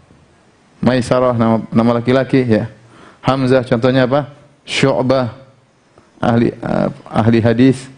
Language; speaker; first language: Indonesian; native; Indonesian